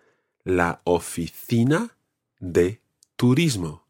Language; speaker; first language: Spanish; non-native, fluent; English